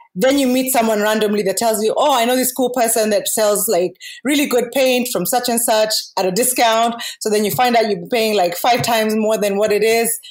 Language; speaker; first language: English; non-native, local second language; Kikuyu